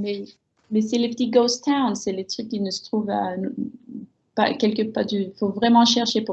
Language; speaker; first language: French; early bilingual, heritage; French